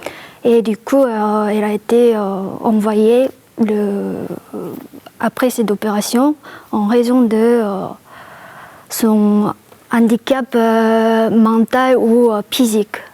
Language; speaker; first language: French; non-native, fluent; Korean